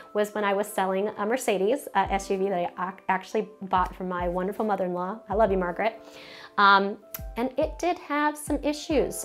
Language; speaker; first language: English; native; English